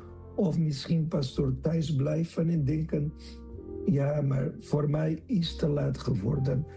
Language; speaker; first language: Dutch; non-native, learner; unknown